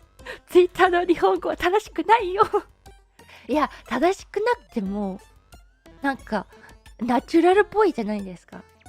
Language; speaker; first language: Japanese; non-native, learner; English